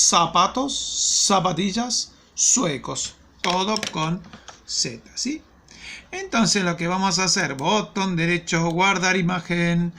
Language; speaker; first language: Spanish; native; Spanish